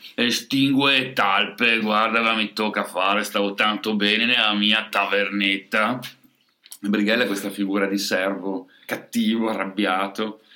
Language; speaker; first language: Italian; native; Italian